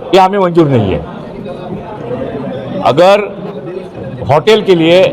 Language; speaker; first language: Hindi; non-native, local second language; Marathi